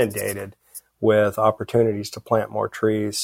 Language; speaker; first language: English; native; English